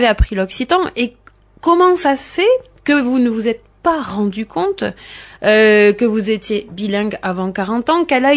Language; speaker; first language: French; native; French